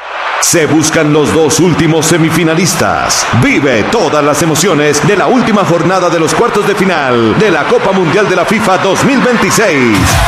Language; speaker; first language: Spanish; native; Spanish